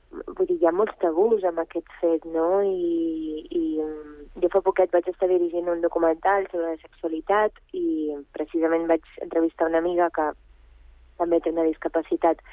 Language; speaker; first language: Catalan; early bilingual, other home language; Bulgarian